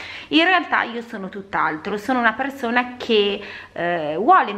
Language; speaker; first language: Italian; native; Italian